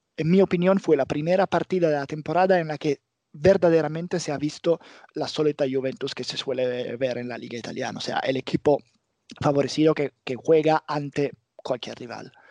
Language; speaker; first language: Spanish; non-native, fluent; Italian